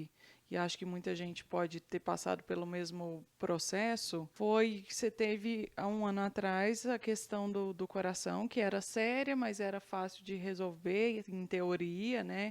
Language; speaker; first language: Portuguese; native; Portuguese